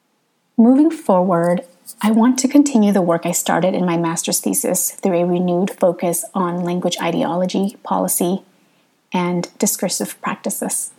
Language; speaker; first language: English; early bilingual, other home language; Hmong